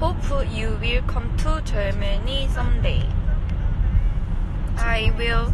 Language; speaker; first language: English; non-native, learner; Korean